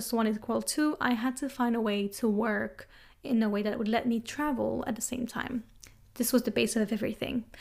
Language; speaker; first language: English; non-native, fluent; French